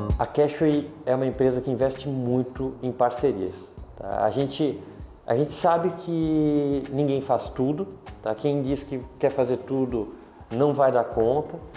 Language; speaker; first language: Portuguese; native; Portuguese